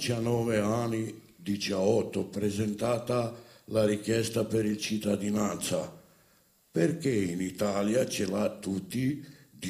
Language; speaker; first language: Italian; non-native, learner; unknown